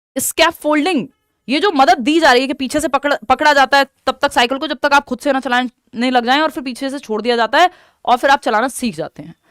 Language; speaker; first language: Hindi; native; Hindi